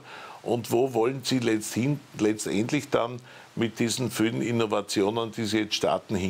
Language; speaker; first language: German; native; German